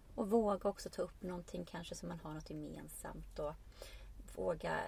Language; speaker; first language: Swedish; non-native, fluent; Icelandic